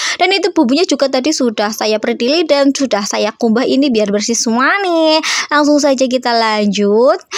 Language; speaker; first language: Indonesian; non-native, local second language; Javanese